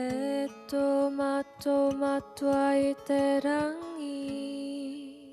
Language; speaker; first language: Māori; non-native, learner; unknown